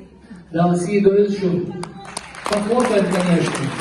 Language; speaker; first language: Russian; non-native, local second language; Chechen